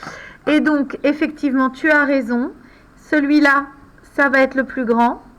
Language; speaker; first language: French; native; French